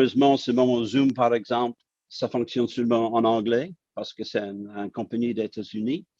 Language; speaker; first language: French; non-native, local second language; English